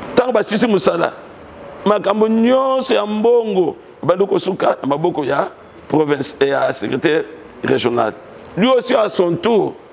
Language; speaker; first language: Lingala; native; Lingala